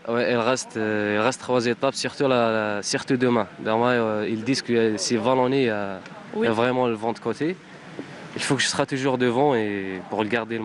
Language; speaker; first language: French; non-native, local second language; Arabic